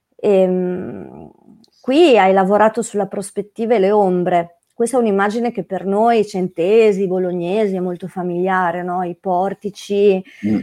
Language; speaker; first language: Italian; native; Italian